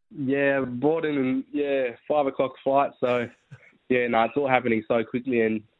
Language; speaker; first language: English; native; English